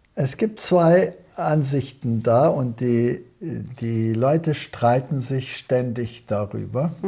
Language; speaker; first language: German; early bilingual, heritage; German